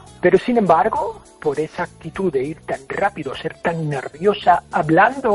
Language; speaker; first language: Spanish; non-native, fluent; English